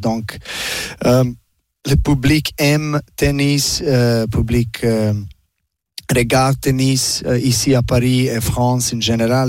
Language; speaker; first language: French; non-native, learner; Serbian